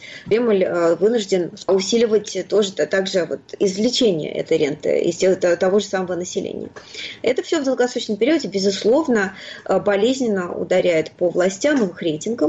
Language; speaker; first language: Russian; native; Russian